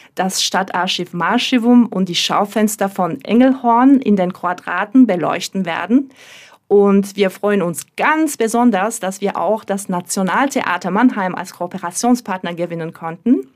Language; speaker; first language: German; non-native, fluent; Turkish